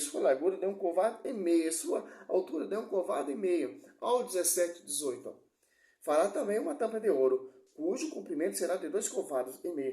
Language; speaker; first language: Portuguese; native; Portuguese